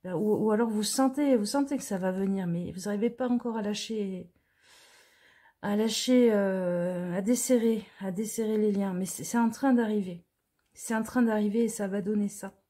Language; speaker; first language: French; native; French